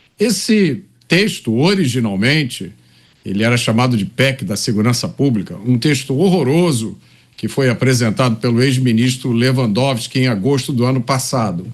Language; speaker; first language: Portuguese; native; Portuguese